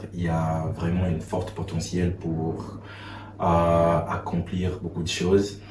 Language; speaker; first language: French; non-native, fluent; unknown